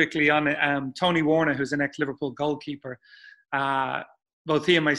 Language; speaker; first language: English; native; English